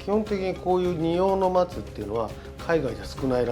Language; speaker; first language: Japanese; native; Japanese